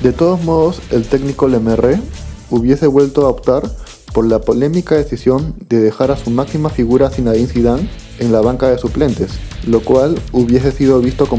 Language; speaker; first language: Spanish; native; Spanish